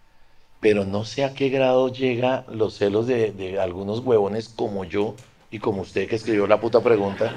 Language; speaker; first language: Spanish; native; Spanish